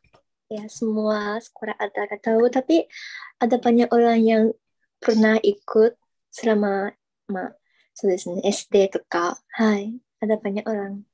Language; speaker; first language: Indonesian; non-native, fluent; Japanese